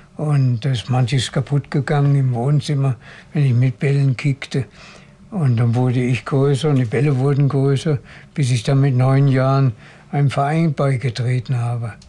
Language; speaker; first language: German; native; German